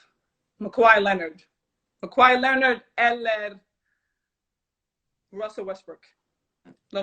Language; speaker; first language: Swedish; early bilingual, other home language; Somali